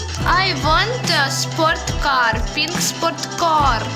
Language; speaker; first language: English; non-native, learner; Russian